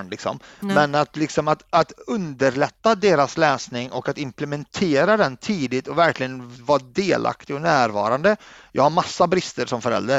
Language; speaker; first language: Swedish; early bilingual, other home language; Arabic